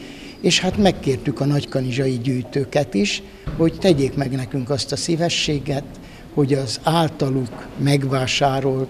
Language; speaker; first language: Hungarian; native; Hungarian